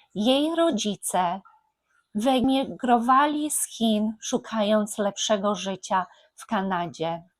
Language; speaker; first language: Polish; native; Polish